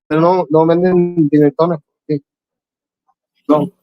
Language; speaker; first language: Spanish; non-native, learner; English